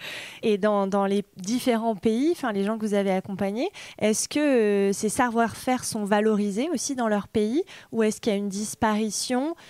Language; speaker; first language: French; native; French